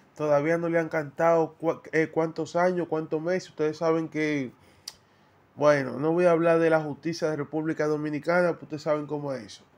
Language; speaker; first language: Spanish; native; Spanish